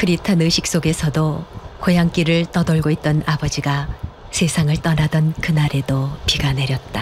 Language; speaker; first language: Korean; native; Korean